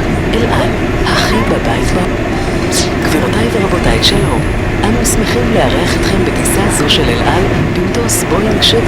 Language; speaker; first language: Hebrew; native; Hebrew